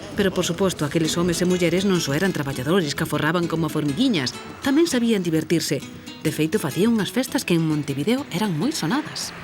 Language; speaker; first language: Galician; native; Galician